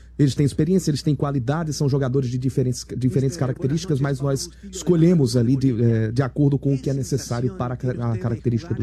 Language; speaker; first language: Portuguese; native; Portuguese